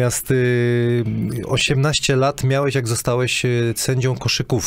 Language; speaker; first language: Polish; native; Polish